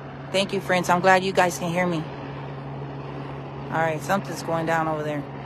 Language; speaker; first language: English; early bilingual, other home language; Spanish